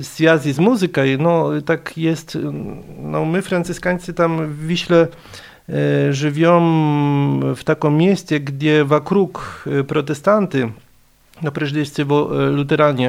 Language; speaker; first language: Russian; non-native, fluent; Polish